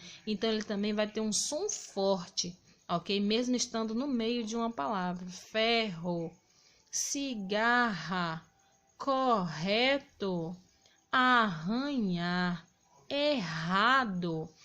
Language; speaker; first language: Portuguese; native; Portuguese